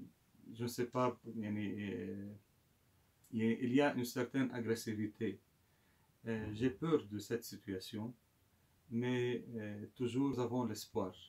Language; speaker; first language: French; non-native, local second language; Arabic